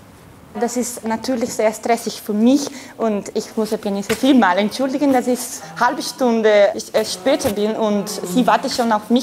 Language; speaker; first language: German; non-native, fluent; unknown